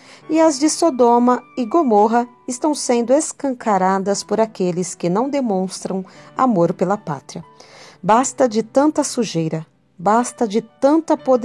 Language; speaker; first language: Portuguese; native; Portuguese